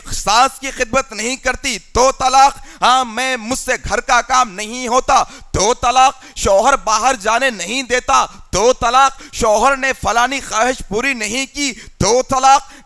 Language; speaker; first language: Urdu; native; Urdu